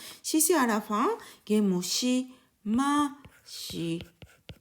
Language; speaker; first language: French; non-native, learner; Japanese